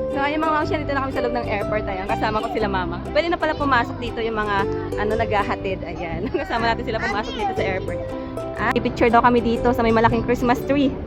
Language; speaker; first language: Filipino; native; Filipino